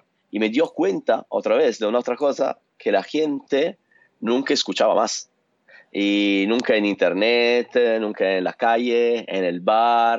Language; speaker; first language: Spanish; non-native, learner; Italian